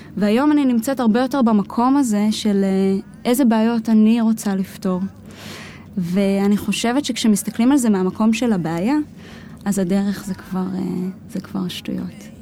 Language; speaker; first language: Hebrew; native; Hebrew